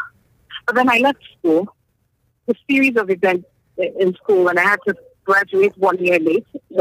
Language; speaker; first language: English; non-native, local second language; Yoruba